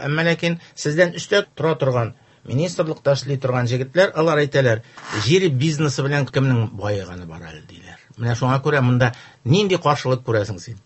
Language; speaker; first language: Tatar; native; Tatar